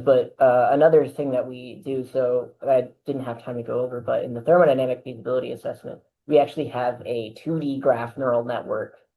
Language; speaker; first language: English; native; English